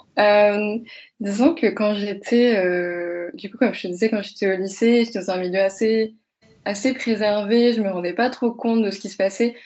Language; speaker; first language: French; native; French